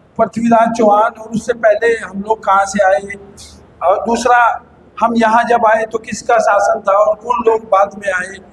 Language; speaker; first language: Hindi; native; Hindi